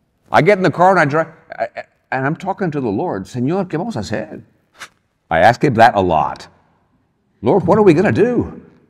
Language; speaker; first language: English; early bilingual, other home language; Spanish